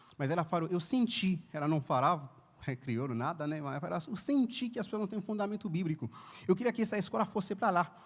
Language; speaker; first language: Portuguese; non-native, fluent; Haitian Creole